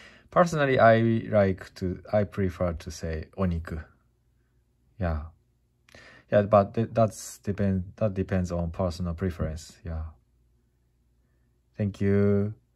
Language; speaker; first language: English; non-native, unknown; Japanese